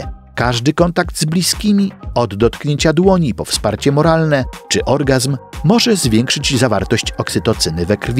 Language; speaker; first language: Polish; native; Polish